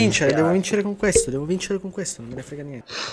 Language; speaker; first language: Italian; native; Italian